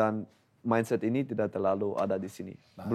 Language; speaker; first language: Indonesian; non-native, fluent; Dutch